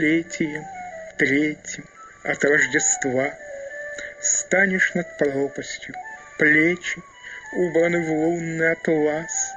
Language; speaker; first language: Russian; native; Russian